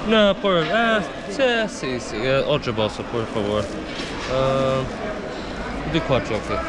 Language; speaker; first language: Spanish; non-native, learner; English